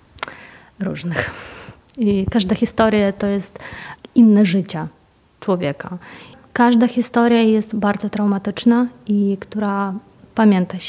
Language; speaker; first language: Polish; non-native, fluent; Ukrainian